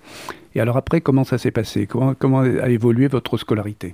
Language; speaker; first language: French; native; French